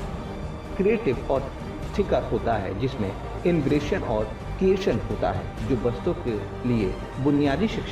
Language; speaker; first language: Hindi; native; Hindi